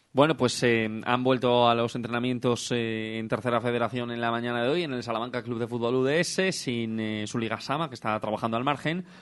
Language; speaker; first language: Spanish; native; Spanish